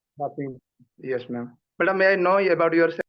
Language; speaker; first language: English; non-native, learner; Odia